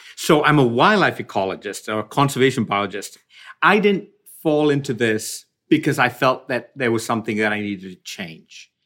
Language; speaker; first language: English; non-native, local second language; Tamil